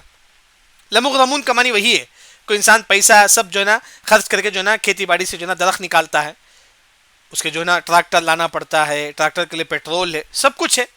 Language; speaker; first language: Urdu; non-native, local second language; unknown